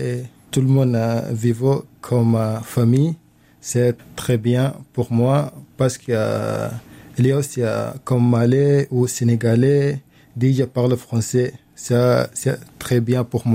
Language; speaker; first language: French; non-native, learner; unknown